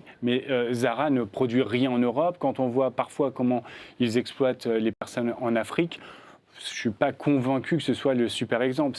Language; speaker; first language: French; native; French